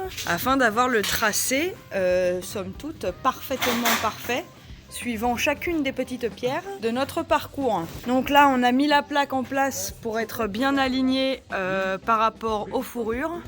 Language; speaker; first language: French; native; French